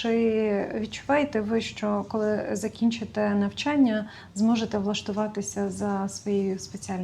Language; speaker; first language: Ukrainian; native; Ukrainian